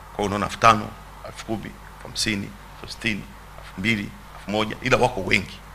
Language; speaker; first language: Swahili; native; Swahili